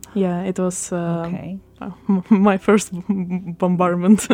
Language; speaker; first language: English; non-native, fluent; Russian